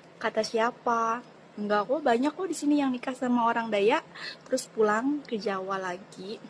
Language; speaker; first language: Indonesian; non-native, local second language; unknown